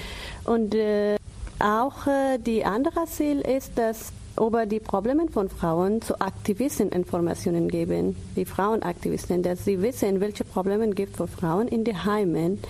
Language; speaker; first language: German; non-native, learner; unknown